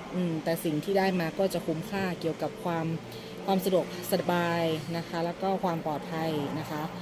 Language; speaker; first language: Thai; native; Thai